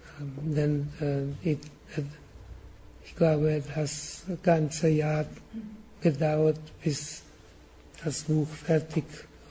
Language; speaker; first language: German; non-native, learner; Czech